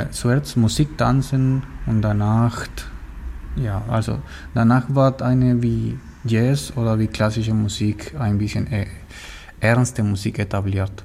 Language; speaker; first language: German; non-native, learner; Spanish